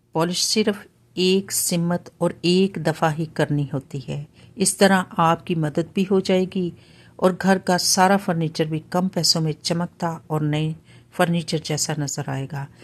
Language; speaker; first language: Urdu; native; Urdu